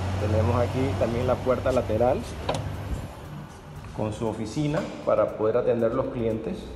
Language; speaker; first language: Spanish; native; Spanish